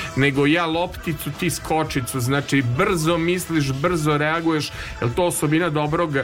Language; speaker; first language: Serbian; native; Serbian